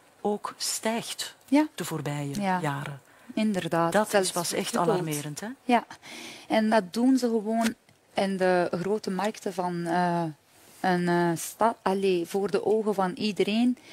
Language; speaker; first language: Dutch; non-native, fluent; Persian